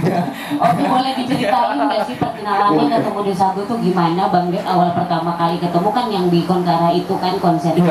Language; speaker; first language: Indonesian; native; Indonesian